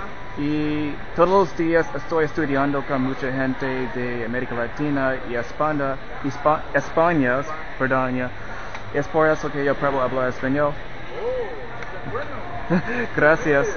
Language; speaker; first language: Spanish; non-native, learner; English